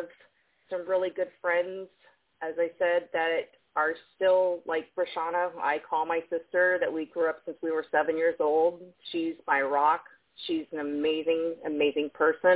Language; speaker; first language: English; native; English